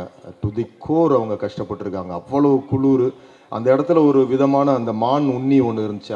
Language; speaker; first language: Tamil; native; Tamil